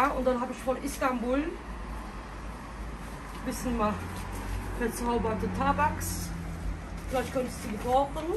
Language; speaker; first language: German; non-native, learner; Turkish